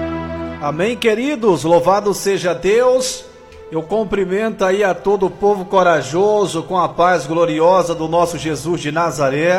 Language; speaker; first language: Portuguese; native; Portuguese